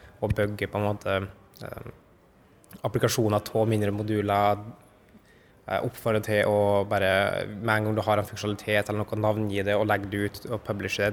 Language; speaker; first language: Norwegian; native; Norwegian